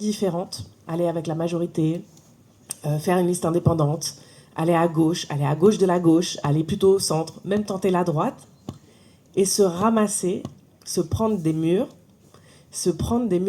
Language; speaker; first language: French; native; French